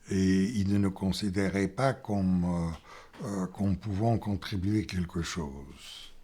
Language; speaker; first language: French; non-native, fluent; Bulgarian